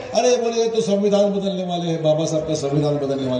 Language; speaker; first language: Hindi; non-native, local second language; Marathi